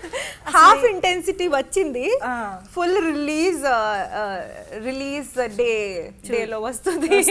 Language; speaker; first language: Telugu; non-native, learner; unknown